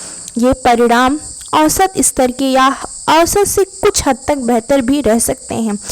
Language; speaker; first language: Hindi; native; Hindi